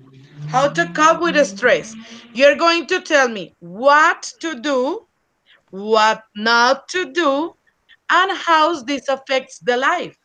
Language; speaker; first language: English; non-native, fluent; Spanish